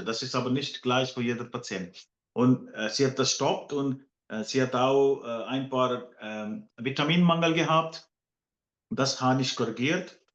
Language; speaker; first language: German; non-native, fluent; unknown